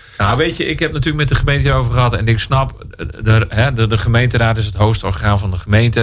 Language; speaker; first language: Dutch; native; Dutch